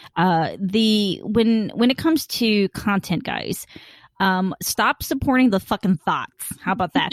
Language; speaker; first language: English; early bilingual, other home language; Khmer